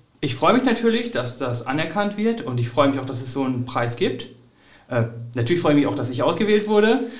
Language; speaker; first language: German; native; German